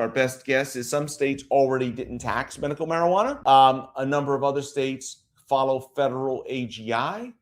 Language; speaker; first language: English; native; English